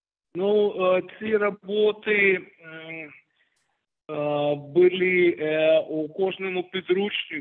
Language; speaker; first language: Ukrainian; non-native, local second language; Russian